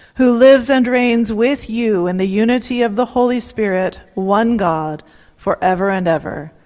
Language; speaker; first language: English; native; English